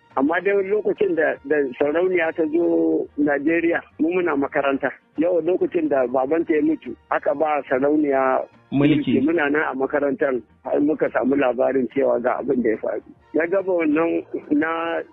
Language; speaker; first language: Hausa; native; Hausa